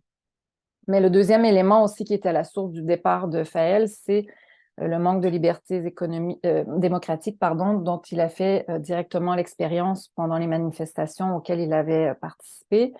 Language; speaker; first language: French; native; French